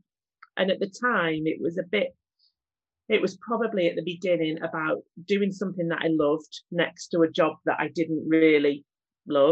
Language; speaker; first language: English; native; English